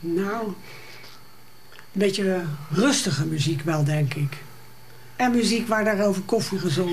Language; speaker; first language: Dutch; native; Dutch